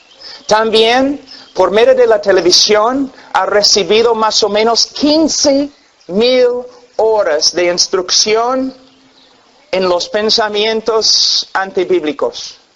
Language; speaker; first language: Spanish; non-native, fluent; English